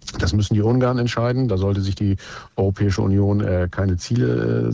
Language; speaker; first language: German; native; German